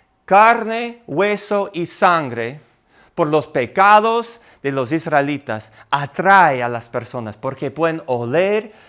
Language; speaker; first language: Spanish; non-native, fluent; English